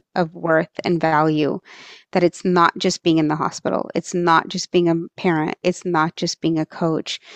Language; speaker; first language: English; early bilingual, other home language; Marathi